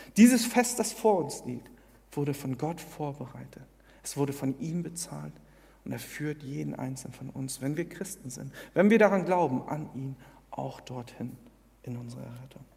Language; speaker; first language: German; early bilingual, other home language; Korean